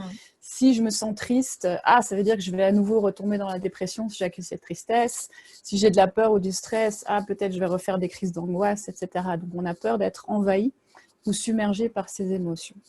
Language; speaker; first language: French; native; French